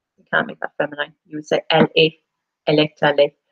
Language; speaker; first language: English; native; English